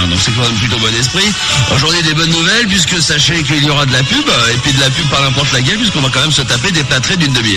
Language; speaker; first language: French; native; French